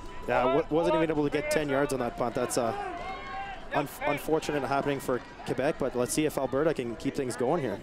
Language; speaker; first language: English; early bilingual, other home language; French